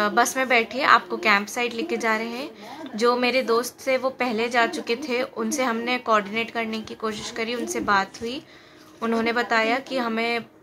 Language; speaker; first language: Hindi; native; Hindi